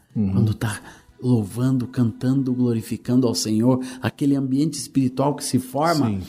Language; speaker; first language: Portuguese; native; Portuguese